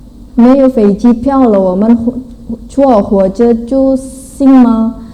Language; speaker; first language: Chinese; non-native, fluent; Indonesian